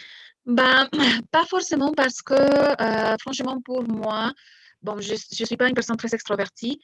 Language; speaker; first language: French; non-native, fluent; Spanish